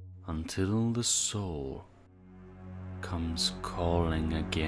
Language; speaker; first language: English; native; English